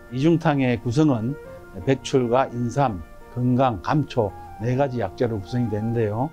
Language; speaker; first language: Korean; native; Korean